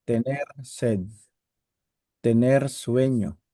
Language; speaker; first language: Spanish; non-native, learner; Filipino